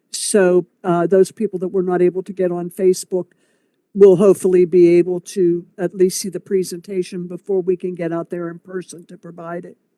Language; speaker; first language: English; native; English